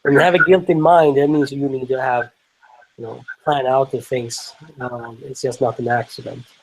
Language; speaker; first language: English; non-native, fluent; Swedish